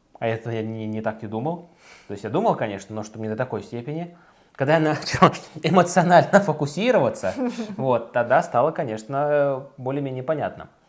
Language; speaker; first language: Russian; native; Russian